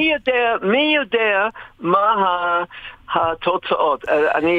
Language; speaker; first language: Hebrew; non-native, fluent; English